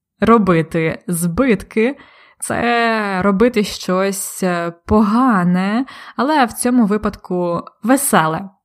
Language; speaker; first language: Ukrainian; native; Ukrainian